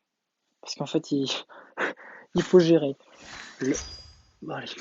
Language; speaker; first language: French; native; French